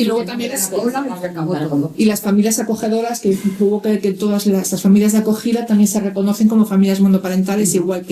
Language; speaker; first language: Spanish; native; Spanish